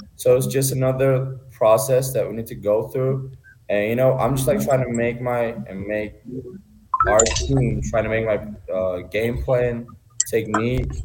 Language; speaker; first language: English; non-native, fluent; Turkish